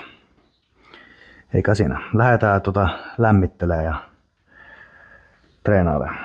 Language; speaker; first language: Finnish; native; Finnish